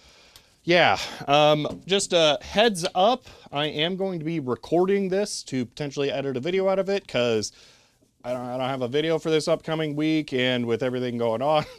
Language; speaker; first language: English; native; English